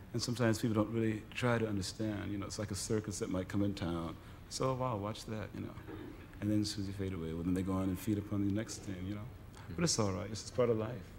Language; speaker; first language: English; native; English